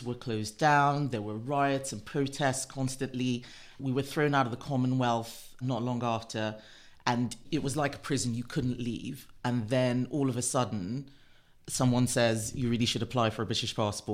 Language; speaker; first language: English; non-native, local second language; Yoruba